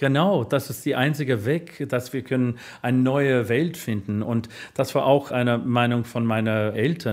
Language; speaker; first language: German; non-native, fluent; English